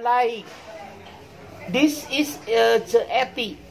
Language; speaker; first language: English; non-native, learner; Sundanese